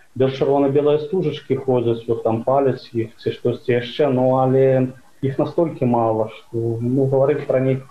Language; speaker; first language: Russian; non-native, local second language; Belarusian